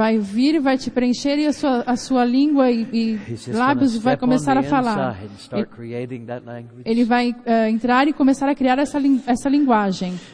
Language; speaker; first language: Portuguese; native; Portuguese